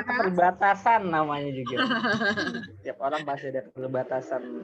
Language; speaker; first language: Indonesian; native; Indonesian